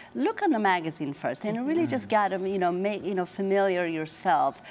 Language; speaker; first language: English; non-native, fluent; Amharic